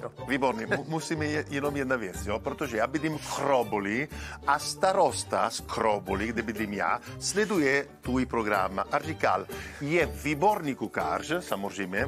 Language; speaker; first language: Czech; non-native, learner; Italian